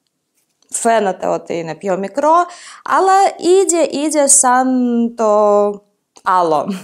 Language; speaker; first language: Greek; non-native, fluent; Ukrainian